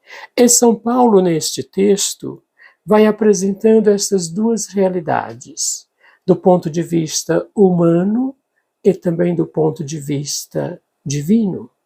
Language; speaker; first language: Portuguese; native; Portuguese